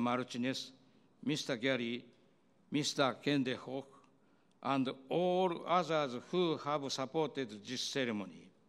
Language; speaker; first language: English; non-native, learner; Japanese